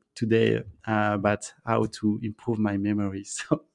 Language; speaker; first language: English; non-native, fluent; French